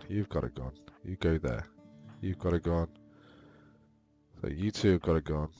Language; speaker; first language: English; native; English